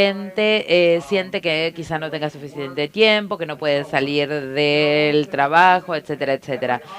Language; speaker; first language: Spanish; native; Spanish